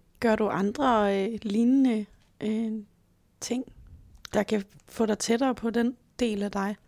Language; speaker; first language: Danish; native; Danish